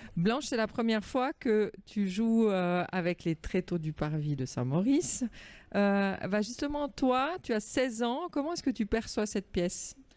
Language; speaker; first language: French; native; French